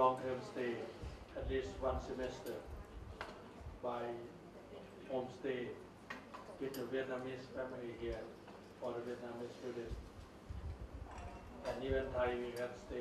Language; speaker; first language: English; non-native, learner; Thai